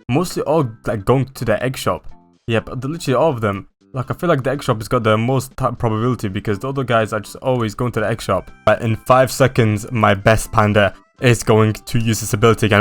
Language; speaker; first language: English; native; English